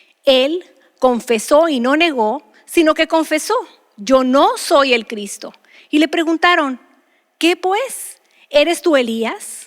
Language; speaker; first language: Spanish; native; Spanish